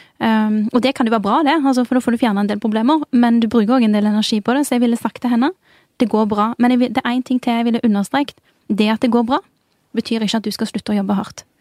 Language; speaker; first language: Norwegian; early bilingual, other home language; Urdu